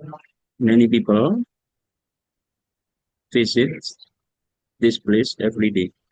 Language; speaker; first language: English; non-native, learner; Indonesian